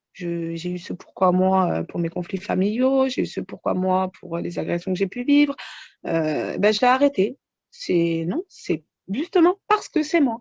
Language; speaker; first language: French; native; French